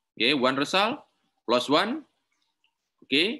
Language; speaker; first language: English; non-native, learner; Indonesian